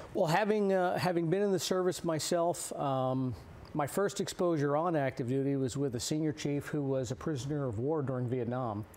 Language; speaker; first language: English; native; English